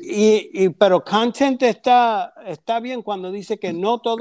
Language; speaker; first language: Spanish; early bilingual, heritage; Spanish